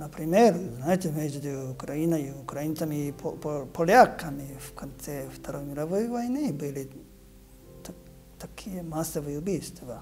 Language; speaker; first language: Russian; non-native, fluent; Japanese